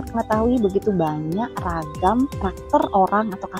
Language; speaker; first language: Indonesian; native; Indonesian